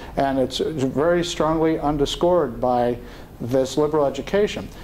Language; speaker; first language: English; native; English